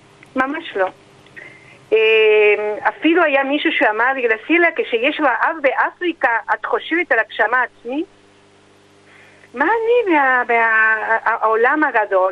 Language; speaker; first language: Hebrew; non-native, fluent; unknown